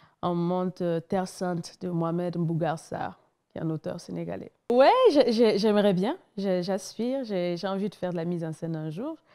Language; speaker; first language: French; non-native, local second language; Mossi